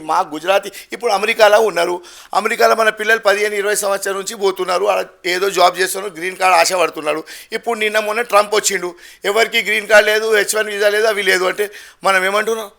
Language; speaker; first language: Telugu; non-native, local second language; Gujarati